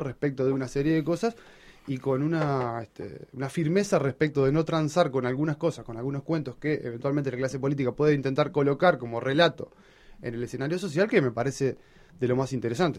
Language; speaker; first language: Spanish; native; Spanish